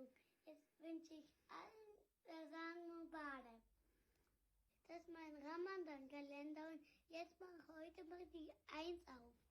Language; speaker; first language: German; early bilingual, other home language; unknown